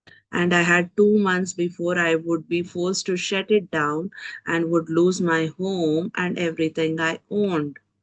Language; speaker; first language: English; non-native, local second language; Telugu